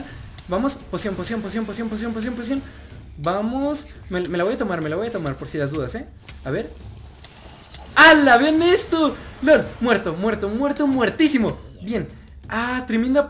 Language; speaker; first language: Spanish; native; Spanish